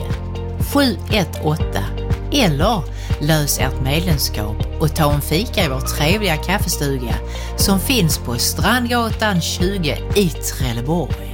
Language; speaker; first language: Swedish; native; Swedish